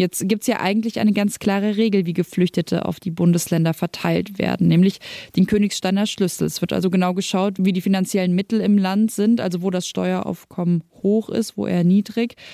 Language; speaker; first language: German; native; German